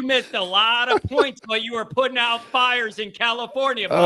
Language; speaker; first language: English; native; English